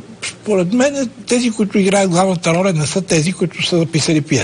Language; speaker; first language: Bulgarian; native; Bulgarian